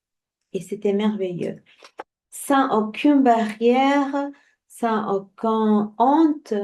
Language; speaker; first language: French; non-native, fluent; Spanish